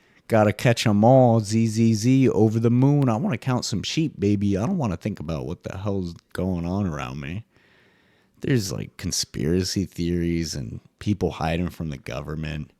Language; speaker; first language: English; native; English